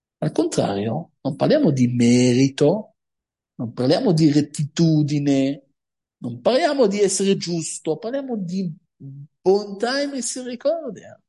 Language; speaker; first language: Italian; non-native, fluent; Hebrew